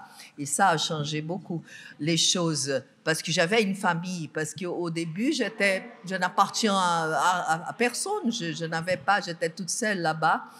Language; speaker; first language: French; non-native, fluent; Portuguese